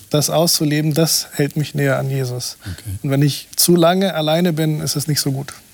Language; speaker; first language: German; non-native, fluent; Portuguese